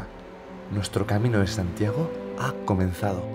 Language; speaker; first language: Spanish; native; Spanish